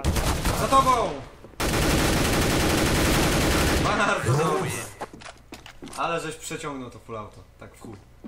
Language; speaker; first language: Polish; native; Polish